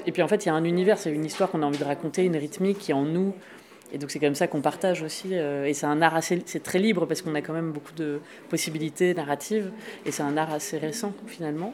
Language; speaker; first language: French; native; French